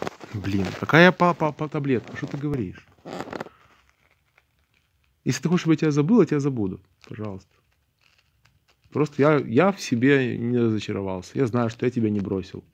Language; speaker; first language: Russian; native; Russian